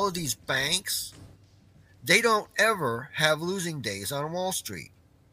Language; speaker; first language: English; native; English